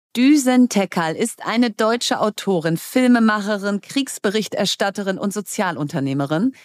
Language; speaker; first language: German; native; German